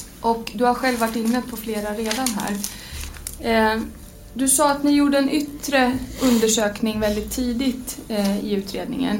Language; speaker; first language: Swedish; native; Swedish